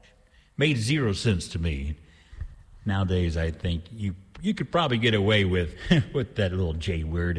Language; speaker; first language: English; native; English